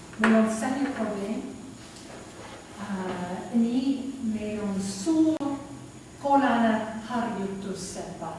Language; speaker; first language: Estonian; non-native, learner; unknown